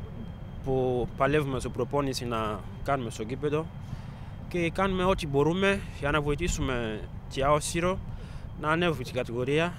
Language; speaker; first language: Greek; non-native, learner; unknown